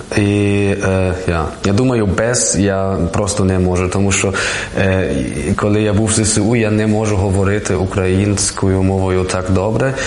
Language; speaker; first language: Ukrainian; non-native, learner; German